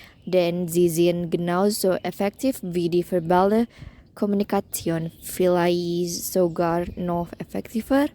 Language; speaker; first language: German; non-native, learner; Indonesian